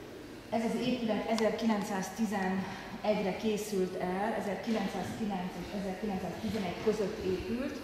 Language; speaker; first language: Hungarian; native; Hungarian